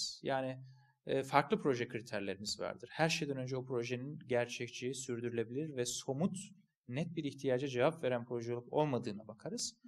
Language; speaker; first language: Turkish; native; Turkish